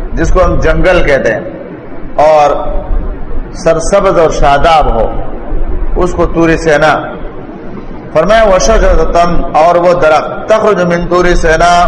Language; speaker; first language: Urdu; non-native, local second language; Pashto